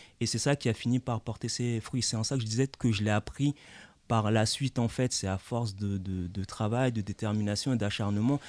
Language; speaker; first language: French; early bilingual, other home language; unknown